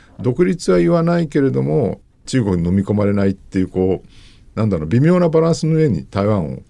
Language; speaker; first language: Japanese; native; Japanese